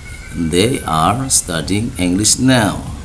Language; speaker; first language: English; non-native, learner; Indonesian